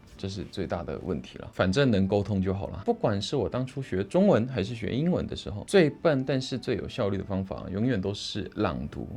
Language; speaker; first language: Chinese; non-native, fluent; Korean